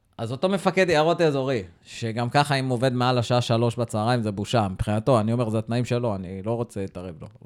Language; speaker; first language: Hebrew; native; Hebrew